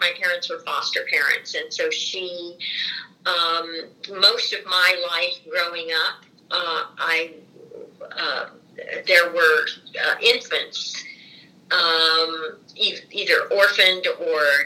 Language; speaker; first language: English; native; English